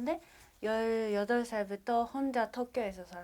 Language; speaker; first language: Korean; non-native, learner; Japanese